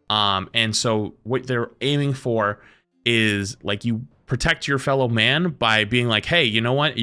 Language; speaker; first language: English; native; English